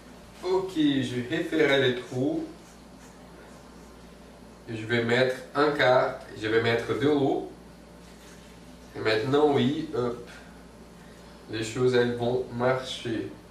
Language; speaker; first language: French; non-native, fluent; Portuguese